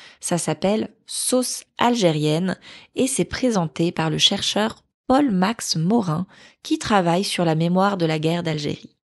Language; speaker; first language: French; native; French